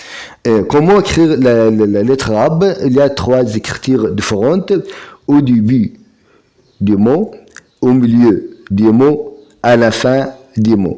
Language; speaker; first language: French; non-native, fluent; Arabic